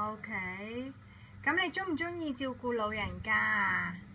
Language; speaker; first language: Cantonese; native; Cantonese